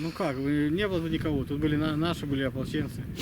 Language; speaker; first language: Russian; native; Russian